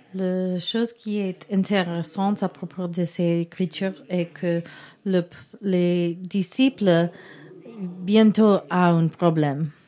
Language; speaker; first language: French; non-native, learner; English